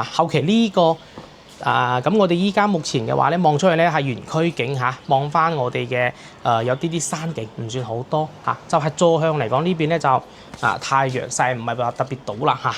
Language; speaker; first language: Cantonese; native; Cantonese